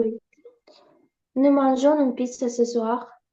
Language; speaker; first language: French; non-native, learner; Ukrainian